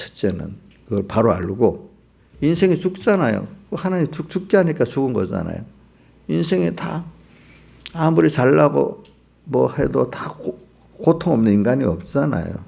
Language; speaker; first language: Korean; native; Korean